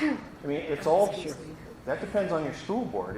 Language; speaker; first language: English; native; English